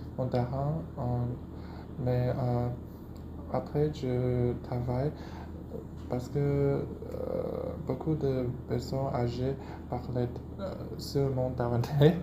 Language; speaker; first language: French; non-native, learner; Chinese